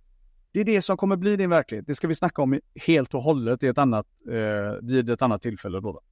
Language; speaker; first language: Swedish; native; Swedish